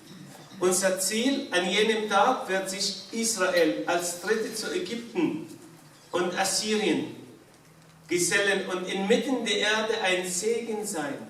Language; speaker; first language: German; non-native, fluent; Arabic